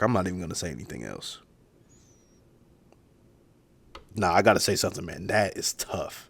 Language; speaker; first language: English; native; English